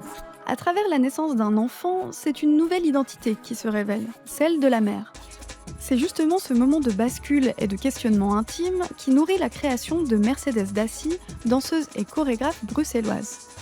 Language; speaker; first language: French; native; French